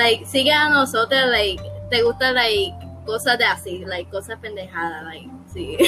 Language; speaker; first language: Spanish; early bilingual, heritage; Spanish